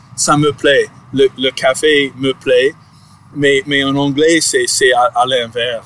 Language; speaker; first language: French; non-native, fluent; English